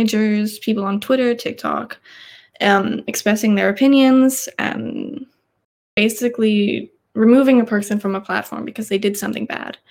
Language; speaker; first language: English; native; English